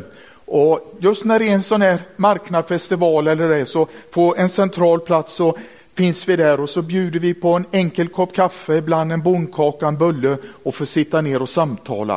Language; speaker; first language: Swedish; native; Swedish